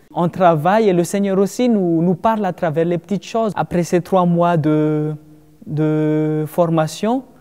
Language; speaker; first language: French; non-native, local second language; Malagasy